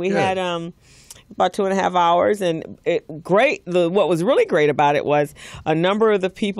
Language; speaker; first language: English; native; English